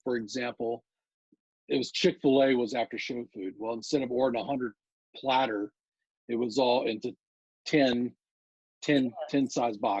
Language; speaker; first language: English; native; English